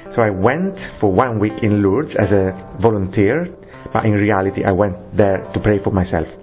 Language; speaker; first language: English; non-native, fluent; Italian